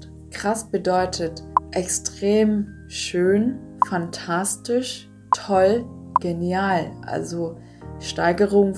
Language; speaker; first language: German; non-native, fluent; Vietnamese